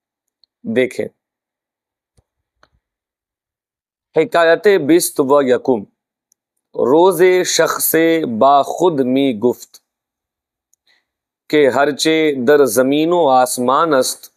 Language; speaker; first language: Persian; non-native, fluent; Urdu